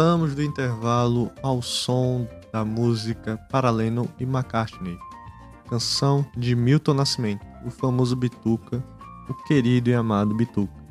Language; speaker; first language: Portuguese; native; Portuguese